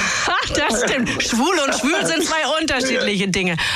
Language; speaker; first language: German; native; German